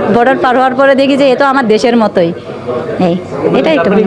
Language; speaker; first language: Bangla; native; Bangla